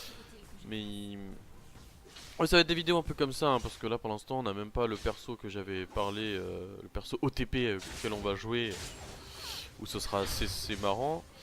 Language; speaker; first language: French; native; French